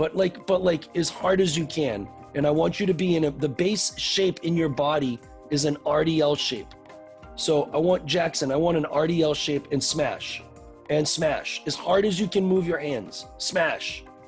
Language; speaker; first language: English; native; English